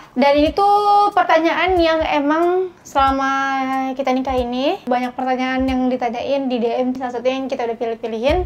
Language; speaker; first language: Indonesian; native; Indonesian